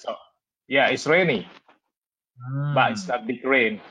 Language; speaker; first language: English; non-native, learner; Indonesian